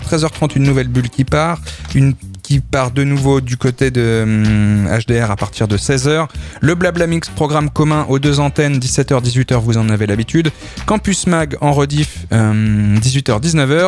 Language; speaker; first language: French; native; French